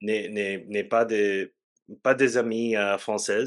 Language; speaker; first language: French; non-native, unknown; English